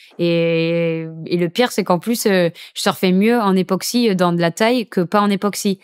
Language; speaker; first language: French; native; French